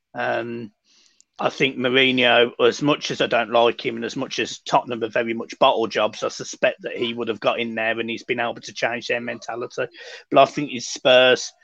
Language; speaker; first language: English; native; English